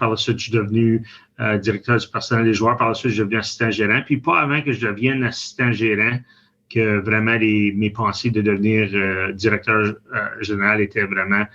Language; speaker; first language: French; native; French